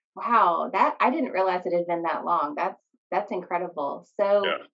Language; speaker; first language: English; native; English